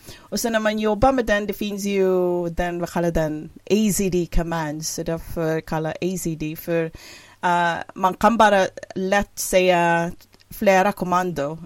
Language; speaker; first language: Swedish; non-native, fluent; Filipino